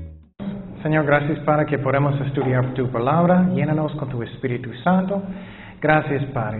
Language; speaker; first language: Spanish; non-native, fluent; English